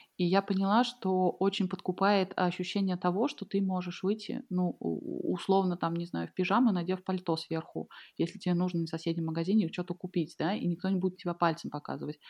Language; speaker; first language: Russian; native; Russian